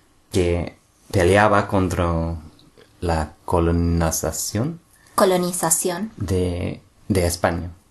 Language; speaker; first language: Spanish; non-native, fluent; English